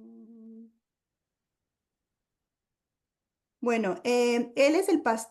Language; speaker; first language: Spanish; native; Spanish